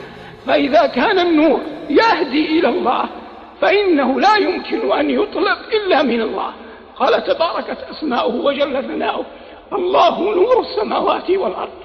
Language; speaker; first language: Arabic; native; Arabic